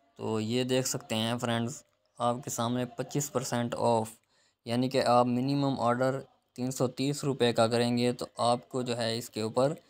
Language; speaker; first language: Urdu; non-native, local second language; Punjabi